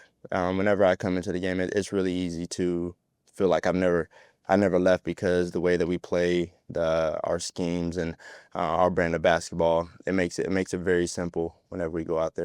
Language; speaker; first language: English; native; English